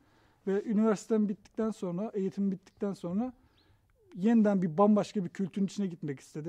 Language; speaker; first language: Turkish; native; Turkish